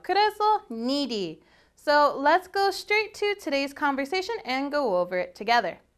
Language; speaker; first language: English; native; English